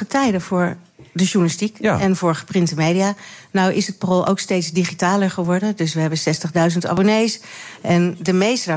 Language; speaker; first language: Dutch; native; Dutch